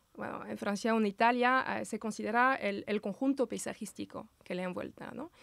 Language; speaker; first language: Spanish; non-native, fluent; French